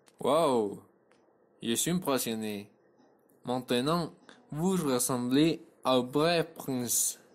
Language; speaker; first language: French; non-native, learner; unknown